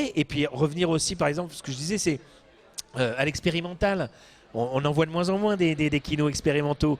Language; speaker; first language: French; native; French